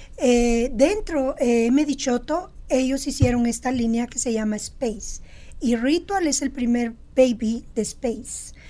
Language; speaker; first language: Spanish; native; Spanish